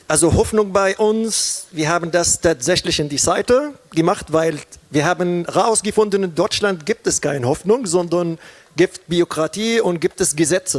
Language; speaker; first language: German; non-native, learner; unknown